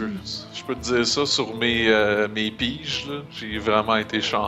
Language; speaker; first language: French; native; French